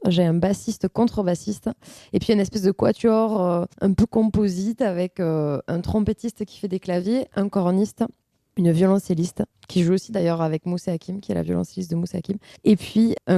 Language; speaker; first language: French; native; French